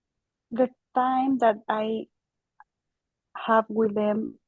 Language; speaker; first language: English; non-native, learner; Spanish